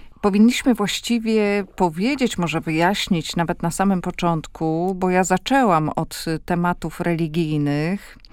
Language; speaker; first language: Polish; native; Polish